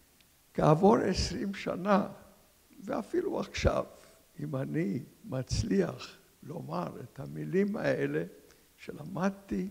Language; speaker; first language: Hebrew; non-native, fluent; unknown